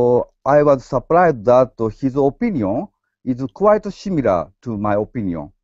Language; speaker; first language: English; non-native, learner; Japanese